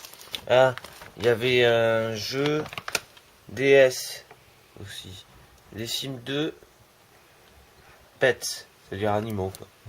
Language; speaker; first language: French; native; French